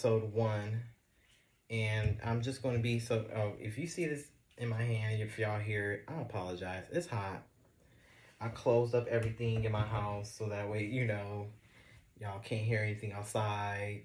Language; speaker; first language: English; native; English